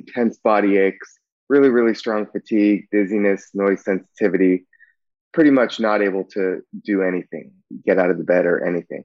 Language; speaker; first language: English; native; English